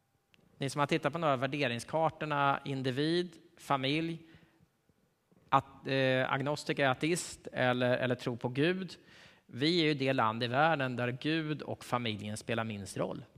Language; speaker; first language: Swedish; native; Swedish